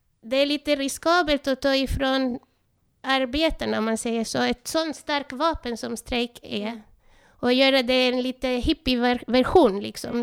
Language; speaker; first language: Swedish; non-native, fluent; Spanish